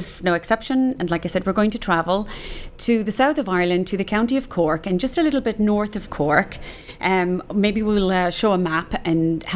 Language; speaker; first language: English; native; English